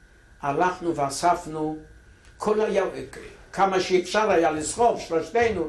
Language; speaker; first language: Hebrew; non-native, fluent; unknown